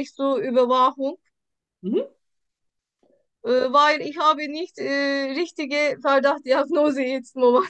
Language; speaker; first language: German; non-native, learner; Turkish